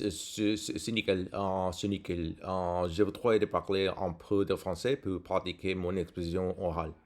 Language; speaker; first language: French; non-native, learner; English